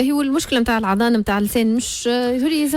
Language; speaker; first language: Arabic; native; Arabic